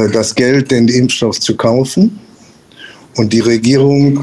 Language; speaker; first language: German; non-native, fluent; Spanish